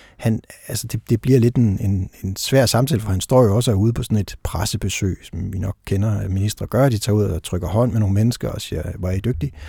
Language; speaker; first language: Danish; native; Danish